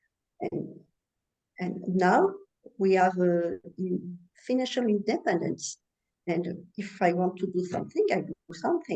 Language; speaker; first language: English; non-native, learner; French